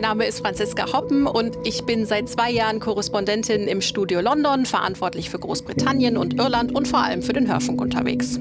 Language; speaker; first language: German; native; German